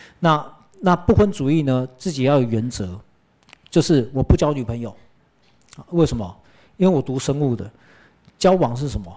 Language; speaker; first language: Chinese; early bilingual, heritage; Chinese